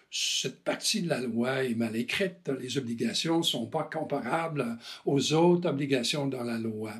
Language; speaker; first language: French; non-native, fluent; English